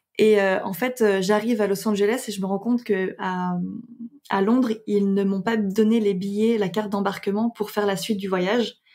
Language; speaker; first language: French; native; French